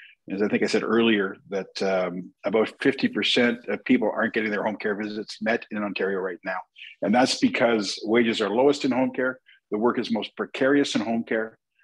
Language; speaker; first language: English; native; English